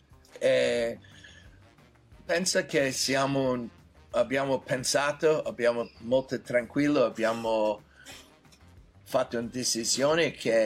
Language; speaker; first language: Italian; non-native, learner; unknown